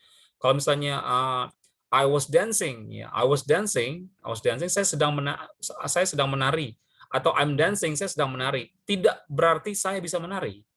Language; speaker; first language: Indonesian; native; Indonesian